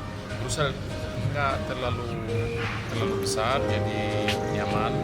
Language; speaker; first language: Indonesian; non-native, fluent; Polish